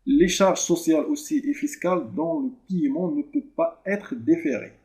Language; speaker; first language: French; non-native, local second language; Arabic